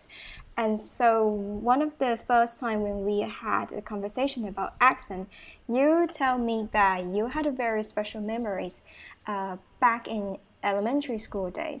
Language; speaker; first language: English; non-native, fluent; Chinese